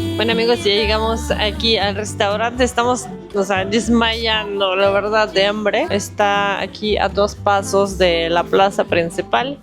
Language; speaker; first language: Spanish; non-native, fluent; Russian